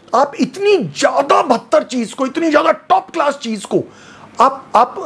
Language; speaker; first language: Hindi; native; Hindi